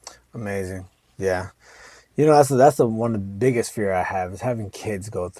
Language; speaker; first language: English; native; English